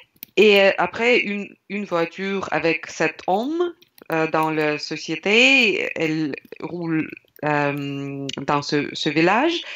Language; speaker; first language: French; non-native, learner; Russian